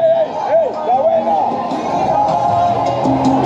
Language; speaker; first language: Spanish; non-native, learner; English